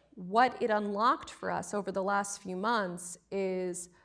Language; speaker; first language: English; native; English